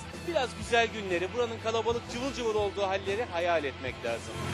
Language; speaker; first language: Turkish; native; Turkish